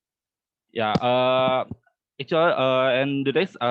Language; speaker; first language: English; non-native, learner; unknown